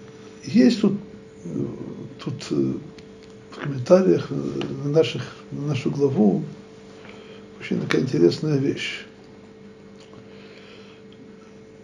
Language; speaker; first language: Russian; native; Russian